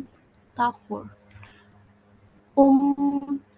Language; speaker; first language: German; non-native, learner; Indonesian